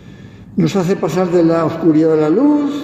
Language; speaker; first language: Spanish; native; Spanish